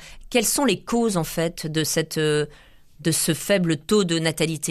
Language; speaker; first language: French; native; French